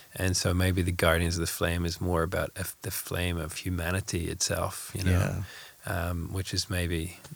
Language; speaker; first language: English; native; English